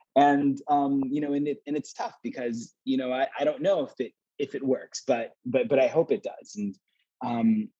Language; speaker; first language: English; native; English